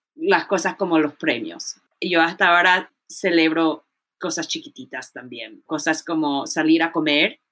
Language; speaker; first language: Spanish; early bilingual, heritage; Spanish